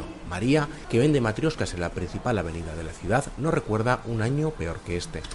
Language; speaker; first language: Spanish; native; Spanish